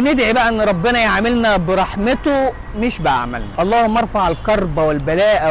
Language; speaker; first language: Arabic; native; Arabic